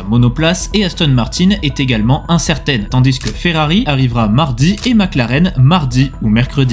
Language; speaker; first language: French; native; French